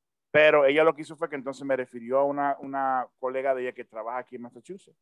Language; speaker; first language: Spanish; early bilingual, heritage; Spanish